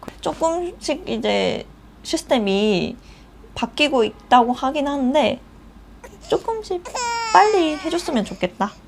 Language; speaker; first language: Korean; non-native, fluent; Japanese